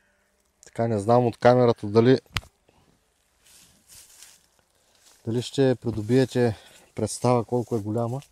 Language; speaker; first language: Bulgarian; native; Bulgarian